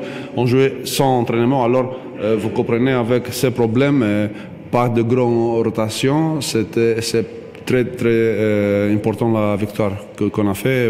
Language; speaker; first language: French; non-native, fluent; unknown